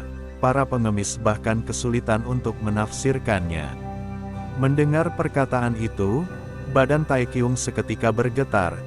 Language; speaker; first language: Indonesian; native; Indonesian